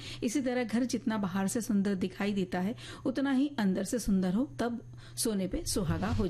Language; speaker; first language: Hindi; native; Hindi